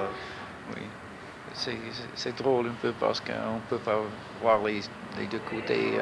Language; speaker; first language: French; non-native, fluent; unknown